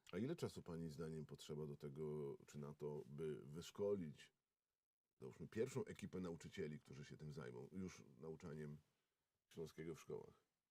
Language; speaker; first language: Polish; native; Polish